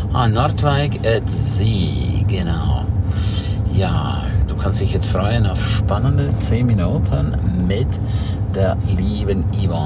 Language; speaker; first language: German; native; German